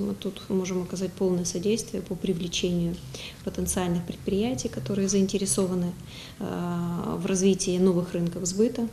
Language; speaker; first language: Russian; native; Russian